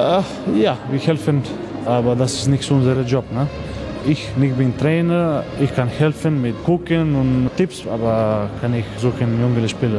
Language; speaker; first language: German; non-native, learner; Macedonian